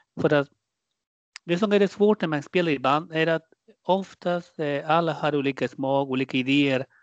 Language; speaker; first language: Swedish; non-native, fluent; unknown